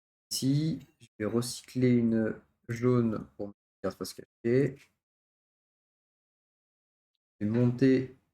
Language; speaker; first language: French; native; French